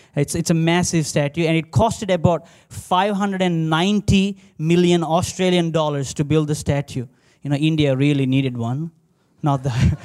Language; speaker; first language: English; non-native, local second language; Telugu